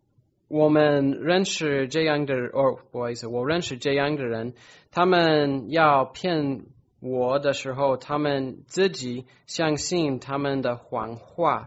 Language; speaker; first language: Chinese; non-native, fluent; English